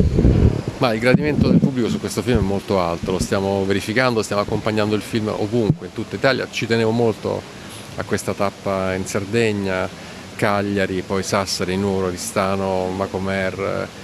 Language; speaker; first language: Italian; native; Italian